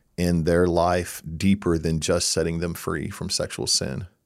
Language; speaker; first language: English; native; English